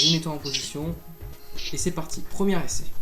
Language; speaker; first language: French; native; French